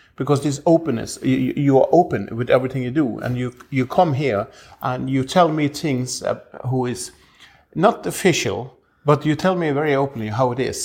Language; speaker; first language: English; non-native, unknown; Norwegian